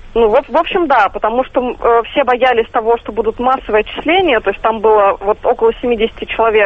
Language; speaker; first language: Russian; native; Russian